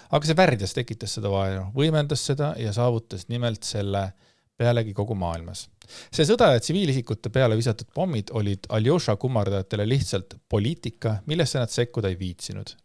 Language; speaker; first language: Estonian; native; Estonian